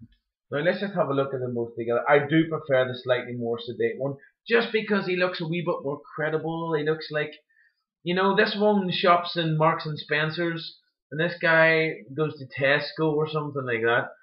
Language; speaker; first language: English; native; English